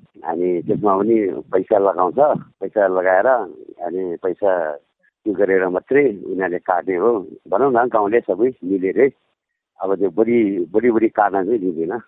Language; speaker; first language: Nepali; non-native, local second language; Gurung